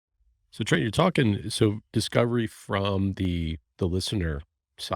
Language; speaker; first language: English; native; English